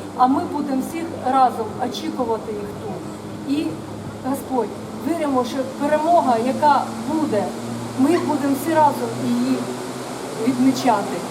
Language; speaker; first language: Ukrainian; non-native, local second language; Russian